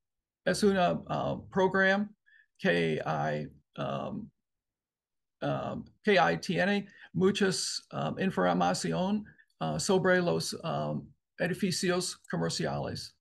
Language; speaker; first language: Spanish; non-native, learner; English